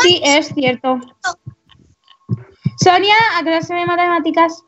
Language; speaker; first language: Spanish; native; Spanish